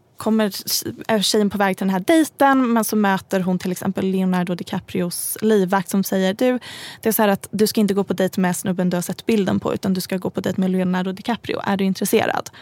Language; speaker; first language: Swedish; native; Swedish